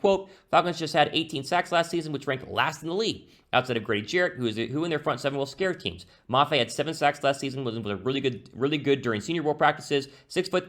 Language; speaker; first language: English; native; English